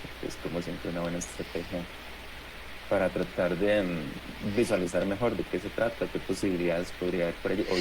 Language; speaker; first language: Spanish; native; Spanish